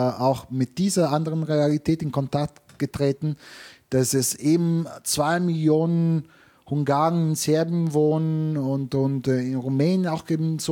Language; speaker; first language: German; non-native, fluent; Italian